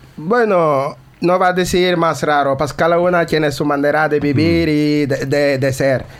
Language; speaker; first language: Spanish; non-native, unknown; Wolof